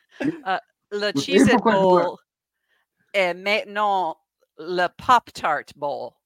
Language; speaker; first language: French; non-native, learner; English